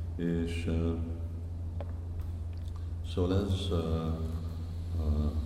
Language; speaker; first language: Hungarian; early bilingual, heritage; Hungarian